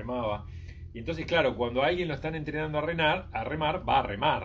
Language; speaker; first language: Spanish; native; Spanish